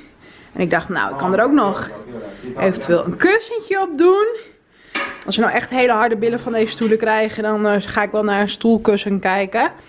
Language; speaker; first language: Dutch; native; Dutch